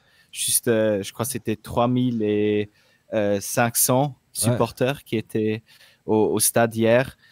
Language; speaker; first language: French; non-native, local second language; German